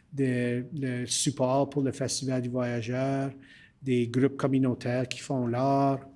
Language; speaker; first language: French; early bilingual, heritage; French